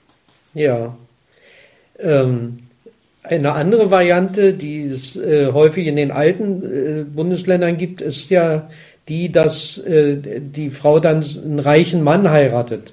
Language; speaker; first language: German; native; German